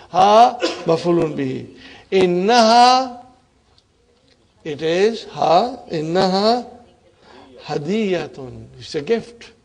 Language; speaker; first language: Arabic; non-native, fluent; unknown